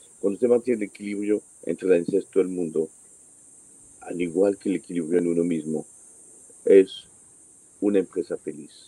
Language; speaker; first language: Spanish; non-native, fluent; French